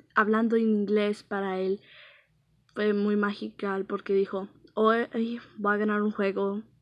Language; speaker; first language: Spanish; early bilingual, heritage; Spanish